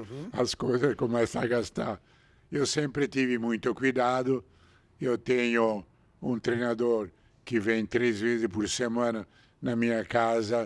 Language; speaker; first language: Portuguese; non-native, fluent; Italian